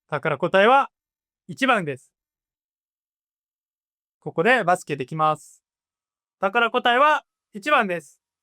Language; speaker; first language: Japanese; non-native, fluent; Korean